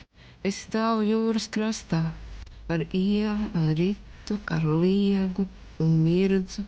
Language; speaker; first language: Latvian; native; Latvian